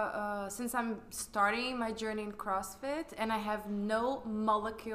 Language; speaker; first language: English; non-native, fluent; Portuguese